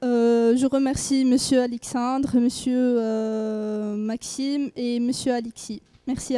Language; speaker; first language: French; non-native, learner; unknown